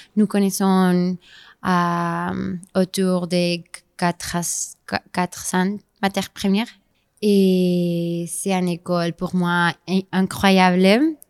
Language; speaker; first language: French; non-native, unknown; Spanish